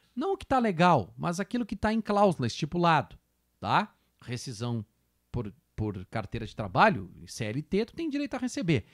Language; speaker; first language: Portuguese; native; Portuguese